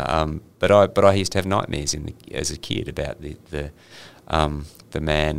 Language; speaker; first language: English; native; English